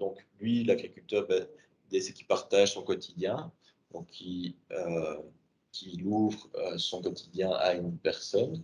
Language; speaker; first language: French; native; French